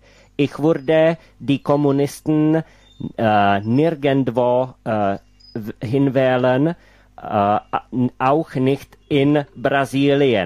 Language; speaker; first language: German; non-native, fluent; Czech